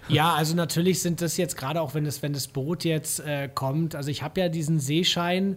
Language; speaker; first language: German; native; German